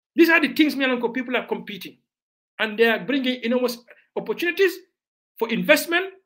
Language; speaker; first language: English; non-native, local second language; Mandingo